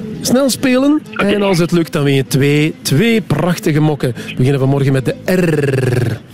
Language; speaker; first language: Dutch; native; Dutch